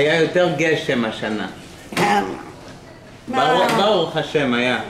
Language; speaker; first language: Hebrew; early bilingual, heritage; Hebrew